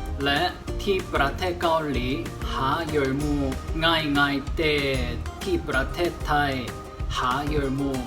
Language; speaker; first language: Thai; non-native, learner; Korean